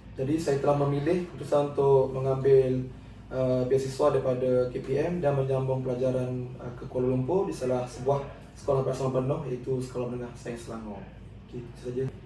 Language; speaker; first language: Malay; native; Malay